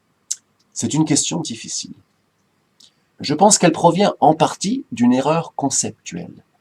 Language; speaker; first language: French; native; French